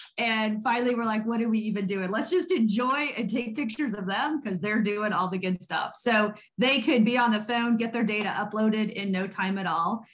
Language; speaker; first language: English; native; English